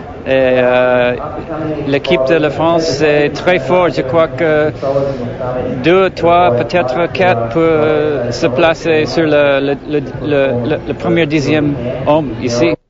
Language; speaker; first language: French; non-native, learner; English